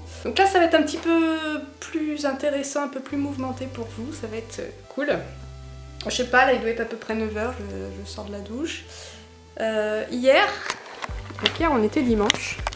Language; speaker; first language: French; native; French